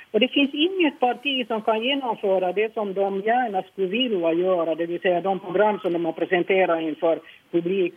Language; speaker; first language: Swedish; native; Swedish